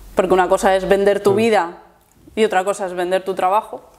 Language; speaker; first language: Spanish; native; Spanish